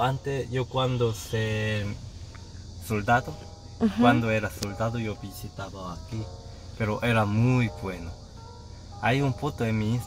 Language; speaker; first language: Spanish; non-native, learner; Korean